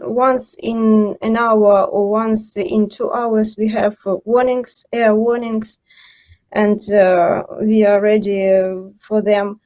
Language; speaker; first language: English; non-native, learner; Ukrainian